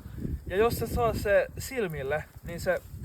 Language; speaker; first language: Finnish; non-native, local second language; Swedish